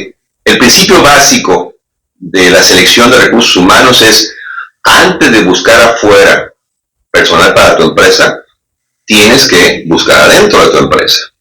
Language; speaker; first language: Spanish; native; Spanish